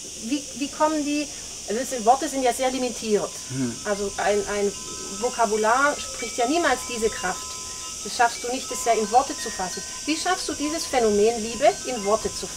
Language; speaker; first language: German; native; German